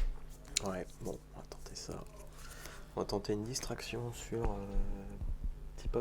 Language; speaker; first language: French; native; French